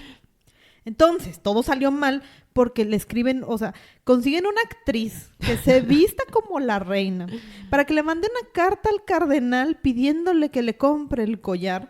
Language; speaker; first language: Spanish; native; Spanish